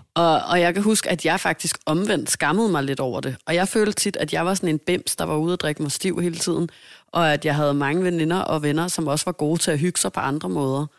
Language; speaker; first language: Danish; native; Danish